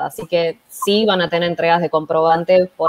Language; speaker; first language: Spanish; native; Spanish